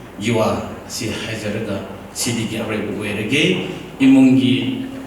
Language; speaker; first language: Manipuri; non-native, local second language; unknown